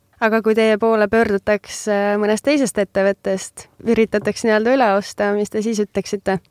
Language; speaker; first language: Estonian; native; Estonian